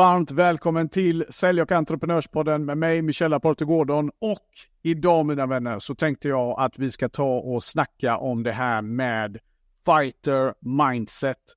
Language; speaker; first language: Swedish; native; Swedish